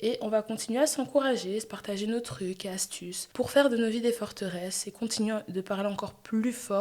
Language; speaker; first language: French; native; French